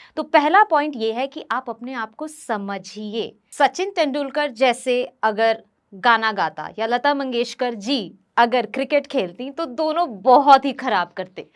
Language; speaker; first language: Hindi; non-native, local second language; Bhojpuri